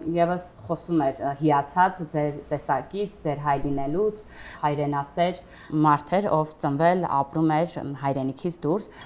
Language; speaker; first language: Armenian; native; Armenian